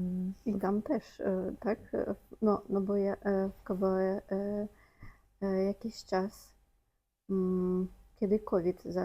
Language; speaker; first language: Polish; non-native, fluent; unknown